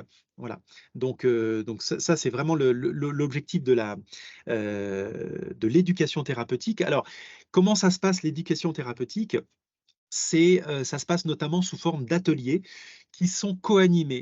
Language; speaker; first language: French; native; French